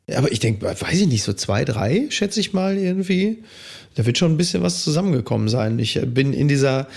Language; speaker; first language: German; native; German